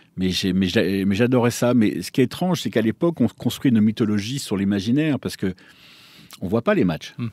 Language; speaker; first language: French; native; French